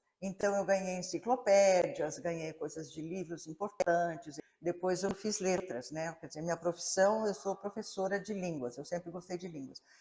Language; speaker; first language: Portuguese; native; Portuguese